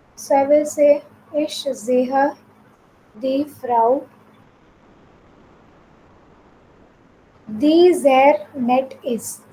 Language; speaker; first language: German; non-native, fluent; Hindi